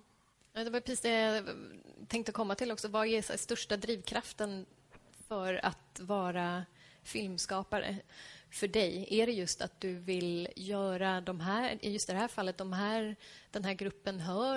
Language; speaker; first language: Swedish; native; Swedish